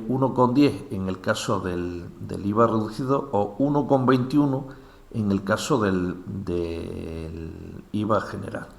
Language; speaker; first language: Spanish; native; Spanish